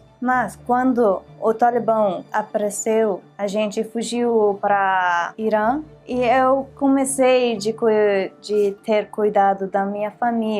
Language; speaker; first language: Portuguese; non-native, learner; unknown